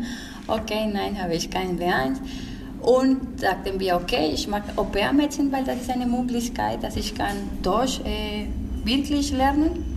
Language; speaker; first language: German; non-native, learner; Spanish